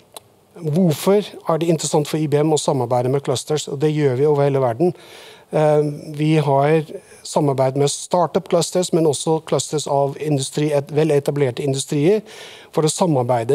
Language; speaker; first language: Norwegian; non-native, fluent; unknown